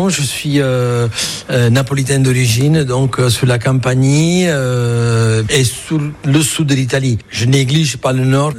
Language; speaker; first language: French; non-native, fluent; Italian